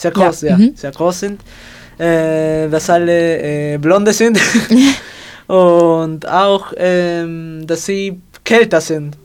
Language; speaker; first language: German; non-native, learner; Spanish